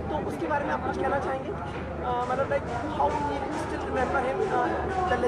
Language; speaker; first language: Hindi; native; Hindi